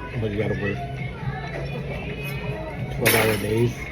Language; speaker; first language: English; native; English